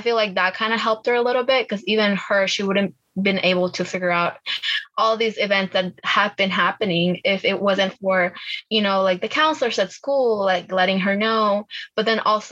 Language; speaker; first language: English; early bilingual, other home language; Spanish